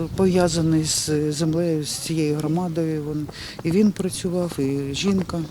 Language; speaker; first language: Ukrainian; native; Ukrainian